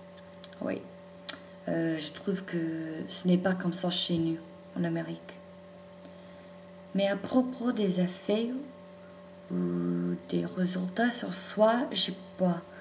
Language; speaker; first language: French; non-native, fluent; English